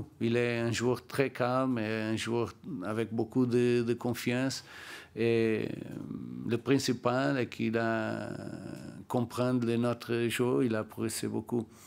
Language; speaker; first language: French; non-native, learner; Portuguese